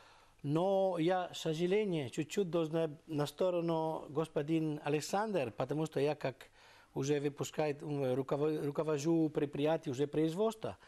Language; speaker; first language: Russian; non-native, learner; Italian